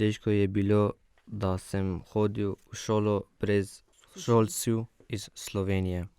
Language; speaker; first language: Slovenian; early bilingual, other home language; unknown